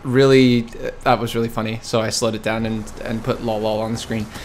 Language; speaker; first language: English; native; English